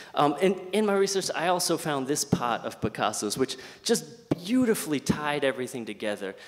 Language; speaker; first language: English; native; English